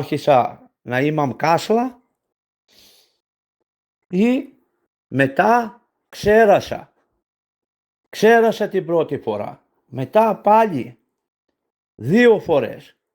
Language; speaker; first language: Greek; non-native, fluent; Bulgarian